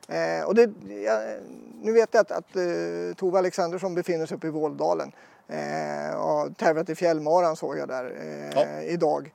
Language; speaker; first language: Swedish; native; Swedish